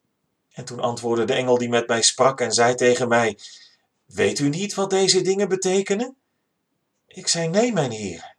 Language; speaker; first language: Dutch; native; Dutch